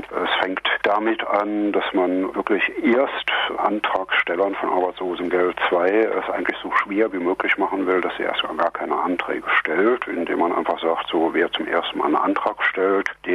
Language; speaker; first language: German; native; German